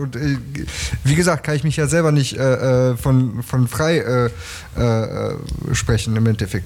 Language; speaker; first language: German; native; German